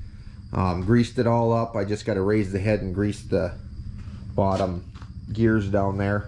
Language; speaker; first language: English; native; English